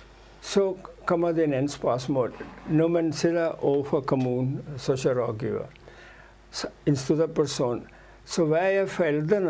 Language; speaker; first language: Danish; non-native, fluent; Urdu